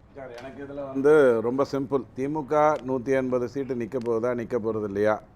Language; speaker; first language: Tamil; native; Tamil